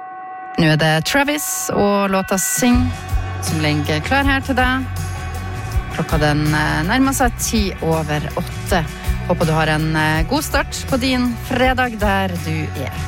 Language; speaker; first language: Norwegian; native; Norwegian